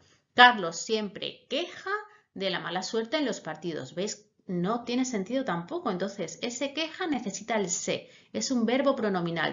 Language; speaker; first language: Spanish; native; Spanish